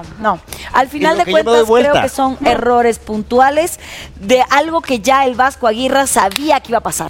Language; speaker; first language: Spanish; native; Spanish